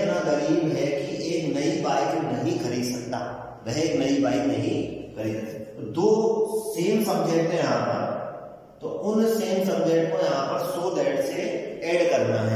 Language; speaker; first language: Hindi; native; Hindi